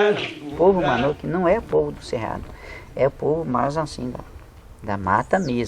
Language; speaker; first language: Portuguese; native; Portuguese